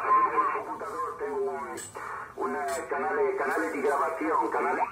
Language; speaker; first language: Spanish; non-native, learner; Italian